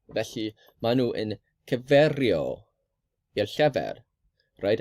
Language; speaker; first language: Welsh; non-native, learner; English